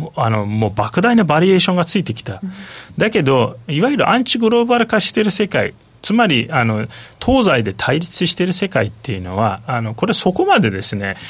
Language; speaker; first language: Japanese; non-native, fluent; Turkish